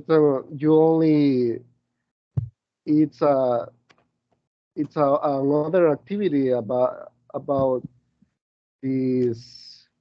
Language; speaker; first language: English; non-native, learner; Spanish